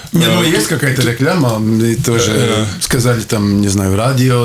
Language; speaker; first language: Russian; non-native, local second language; Latvian